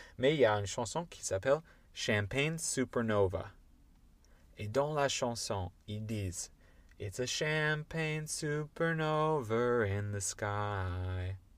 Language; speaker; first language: French; non-native, fluent; English